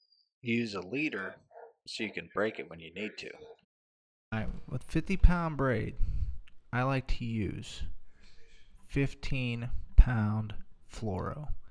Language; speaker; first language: English; native; English